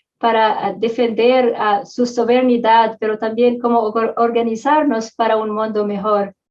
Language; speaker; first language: Spanish; non-native, fluent; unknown